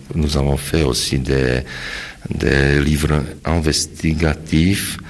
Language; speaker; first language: French; non-native, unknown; Slovak